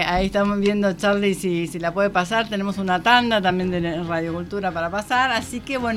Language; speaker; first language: Spanish; native; Spanish